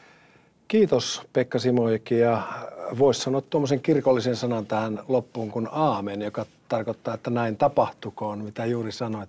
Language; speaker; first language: Finnish; native; Finnish